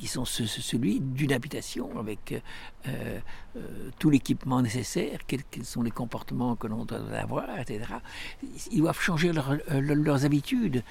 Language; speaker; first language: French; native; French